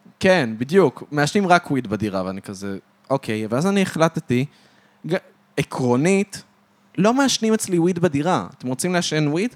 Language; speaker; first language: Hebrew; early bilingual, other home language; French